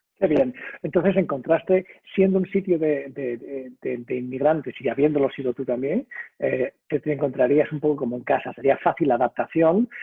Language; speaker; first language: Spanish; native; Spanish